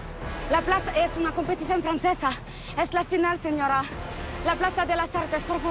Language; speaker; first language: Spanish; non-native, learner; French